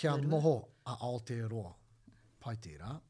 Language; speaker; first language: Māori; non-native, local second language; English